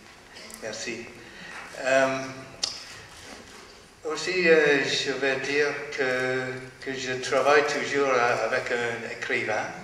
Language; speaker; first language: French; non-native, learner; English